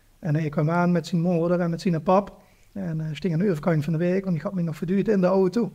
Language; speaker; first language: Dutch; native; Dutch